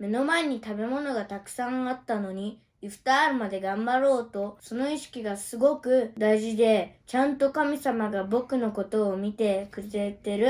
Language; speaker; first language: Japanese; early bilingual, other home language; Uyghur